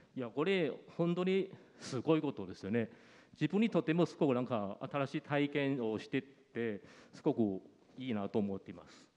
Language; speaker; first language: Japanese; non-native, fluent; Malay